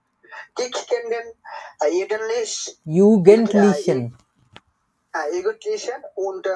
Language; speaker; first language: German; non-native, learner; Bangla